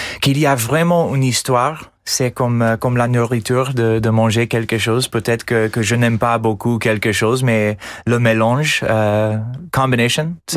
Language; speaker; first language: French; non-native, fluent; English